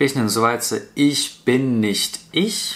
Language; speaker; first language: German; non-native, fluent; Russian